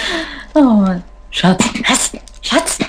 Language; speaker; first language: German; native; German